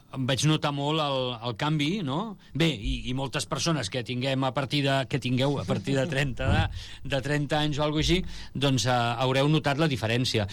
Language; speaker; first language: Catalan; native; Catalan